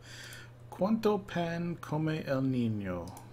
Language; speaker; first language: Spanish; non-native, learner; English